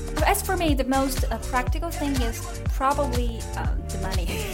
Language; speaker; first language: English; non-native, fluent; Chinese